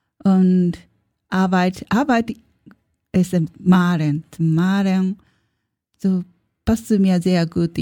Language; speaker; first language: German; non-native, learner; Japanese